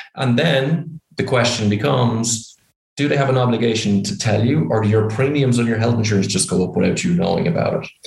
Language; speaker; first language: English; native; English